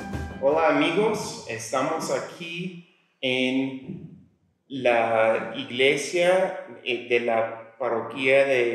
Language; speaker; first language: Spanish; non-native, fluent; English